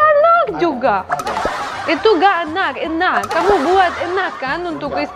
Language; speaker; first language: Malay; non-native, learner; Russian